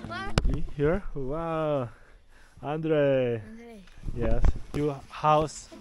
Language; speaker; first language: English; non-native, learner; Korean